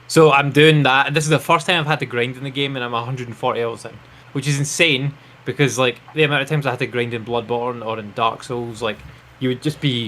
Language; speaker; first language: English; native; English